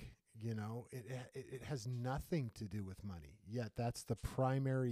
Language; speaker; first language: English; native; English